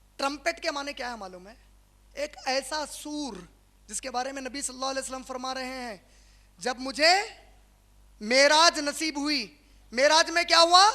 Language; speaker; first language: Hindi; non-native, local second language; Urdu